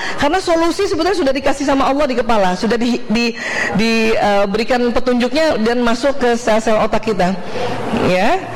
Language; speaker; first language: Indonesian; native; Indonesian